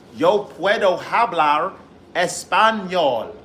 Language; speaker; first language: Spanish; non-native, learner; English